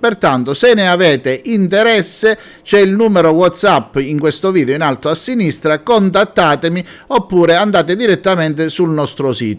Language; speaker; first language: Italian; native; Italian